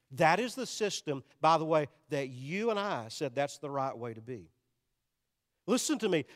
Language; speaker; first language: English; native; English